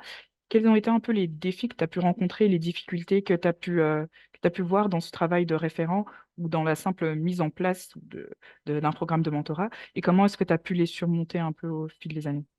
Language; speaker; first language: French; native; French